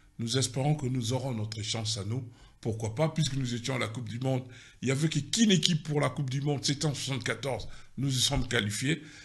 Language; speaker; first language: French; non-native, local second language; Lingala